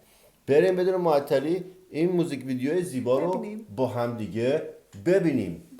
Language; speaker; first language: Persian; native; Persian